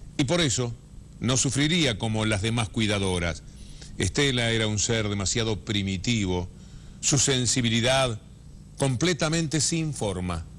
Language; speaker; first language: Spanish; native; Spanish